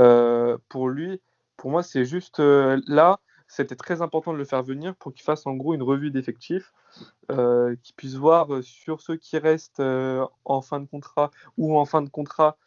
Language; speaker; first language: French; native; French